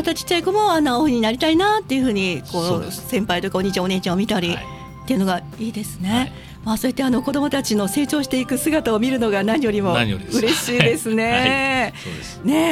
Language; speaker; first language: Japanese; native; Japanese